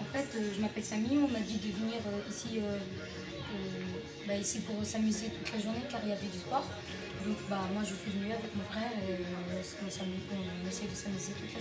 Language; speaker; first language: French; native; French